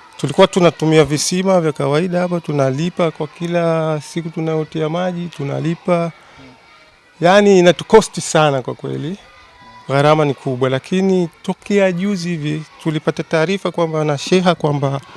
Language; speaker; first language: Swahili; native; Swahili